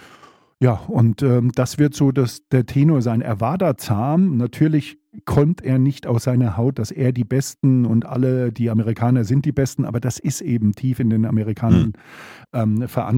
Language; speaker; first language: German; native; German